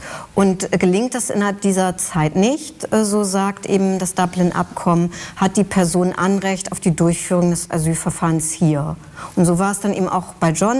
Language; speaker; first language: German; native; German